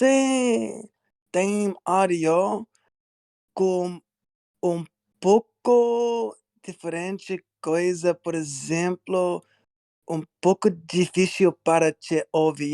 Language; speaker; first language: Portuguese; non-native, learner; English